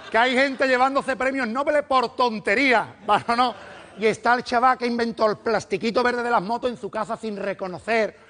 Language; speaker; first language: Spanish; native; Spanish